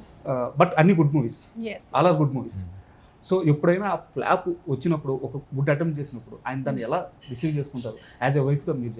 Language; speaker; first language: Telugu; native; Telugu